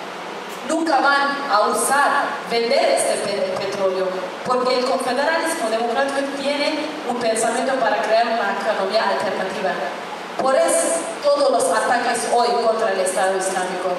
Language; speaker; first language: Spanish; non-native, fluent; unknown